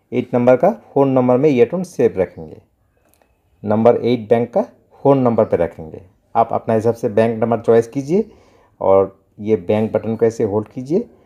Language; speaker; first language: Hindi; non-native, local second language; Bangla